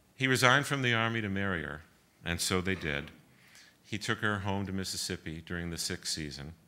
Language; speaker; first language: English; native; English